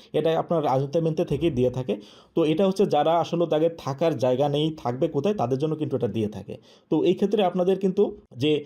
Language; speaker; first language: Bangla; native; Bangla